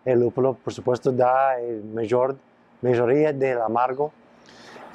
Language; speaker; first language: Spanish; non-native, fluent; English